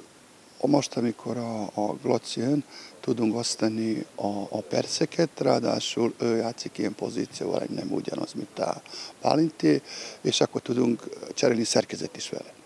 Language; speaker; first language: Hungarian; non-native, fluent; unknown